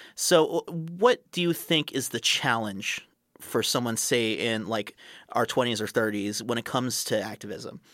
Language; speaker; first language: English; native; English